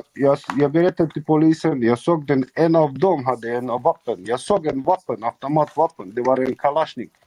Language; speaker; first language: Swedish; non-native, local second language; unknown